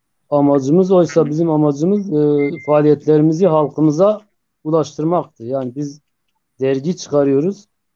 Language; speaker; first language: Turkish; non-native, local second language; Zaza